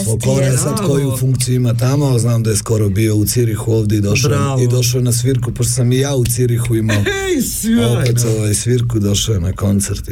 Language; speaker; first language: Serbian; native; Serbian